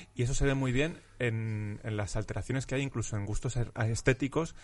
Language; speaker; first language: Spanish; native; Spanish